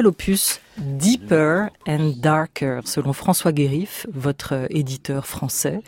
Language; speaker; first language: French; native; French